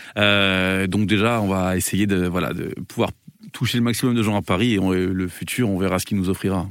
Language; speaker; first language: French; native; French